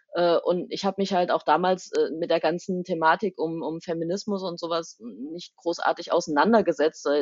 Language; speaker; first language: German; native; German